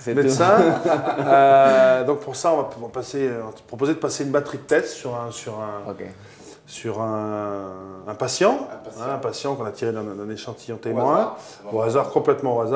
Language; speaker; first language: French; native; French